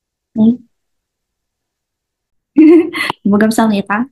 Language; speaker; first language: Korean; non-native, learner; Indonesian